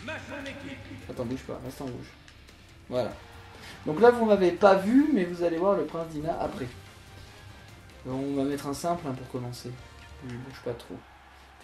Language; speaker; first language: French; native; French